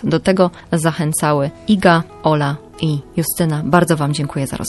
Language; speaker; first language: Polish; native; Polish